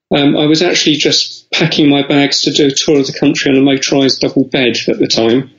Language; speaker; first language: English; native; English